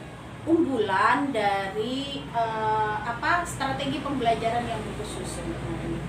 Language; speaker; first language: Indonesian; native; Indonesian